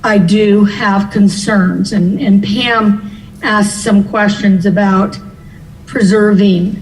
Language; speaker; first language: English; native; English